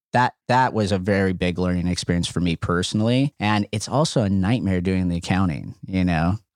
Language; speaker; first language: English; native; English